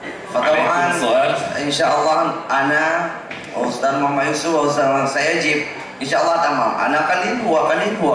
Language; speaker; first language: Arabic; non-native, fluent; Indonesian